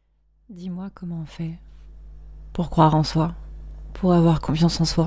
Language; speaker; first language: French; native; French